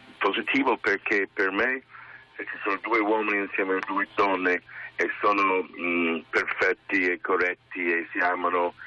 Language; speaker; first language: Italian; non-native, fluent; English